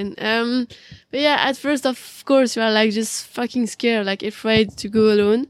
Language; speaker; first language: English; non-native, fluent; French